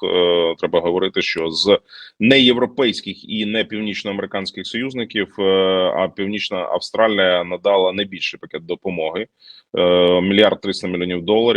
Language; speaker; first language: Ukrainian; native; Ukrainian